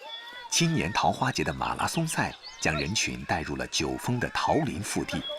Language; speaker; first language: Chinese; native; Chinese